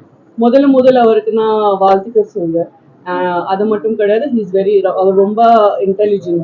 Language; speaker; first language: Tamil; non-native, fluent; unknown